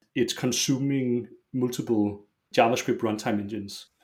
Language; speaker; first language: English; non-native, fluent; Danish